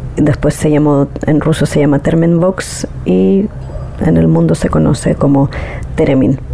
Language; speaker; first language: Spanish; native; Spanish